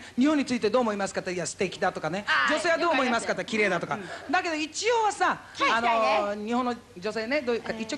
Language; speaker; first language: Japanese; native; Japanese